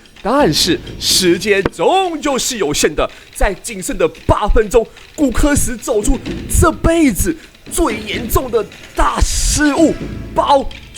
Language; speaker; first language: Chinese; native; Chinese